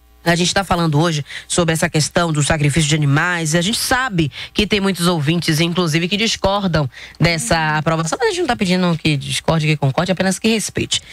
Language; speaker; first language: Portuguese; native; Portuguese